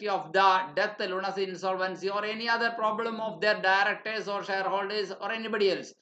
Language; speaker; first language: English; non-native, local second language; Malayalam